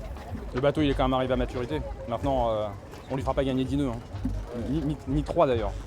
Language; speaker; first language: French; native; French